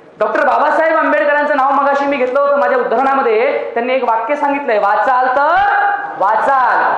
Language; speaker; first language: Marathi; non-native, local second language; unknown